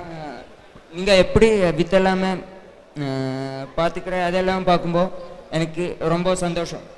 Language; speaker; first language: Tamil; non-native, learner; Malayalam